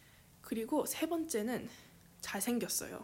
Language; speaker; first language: Korean; early bilingual, heritage; English